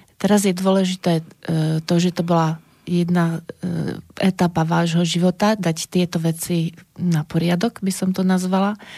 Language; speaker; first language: Slovak; native; Slovak